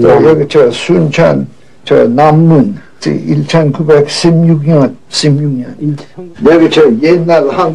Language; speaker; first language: Korean; non-native, fluent; English